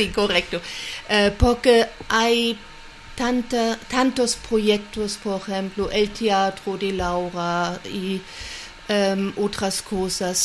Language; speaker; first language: Spanish; non-native, fluent; German